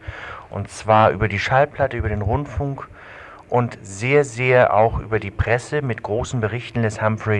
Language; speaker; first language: German; native; German